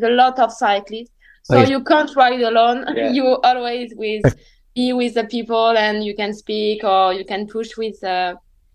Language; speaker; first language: English; non-native, fluent; French